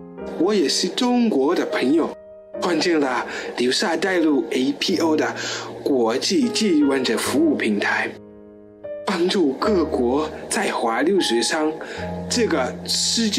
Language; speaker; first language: Chinese; non-native, fluent; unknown